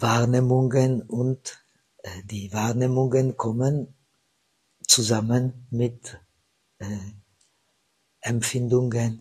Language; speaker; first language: German; non-native, fluent; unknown